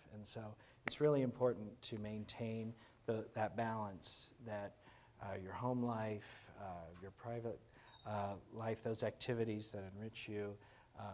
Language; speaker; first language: English; native; English